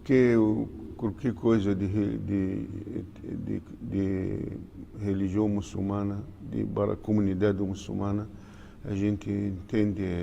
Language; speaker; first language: Portuguese; non-native, learner; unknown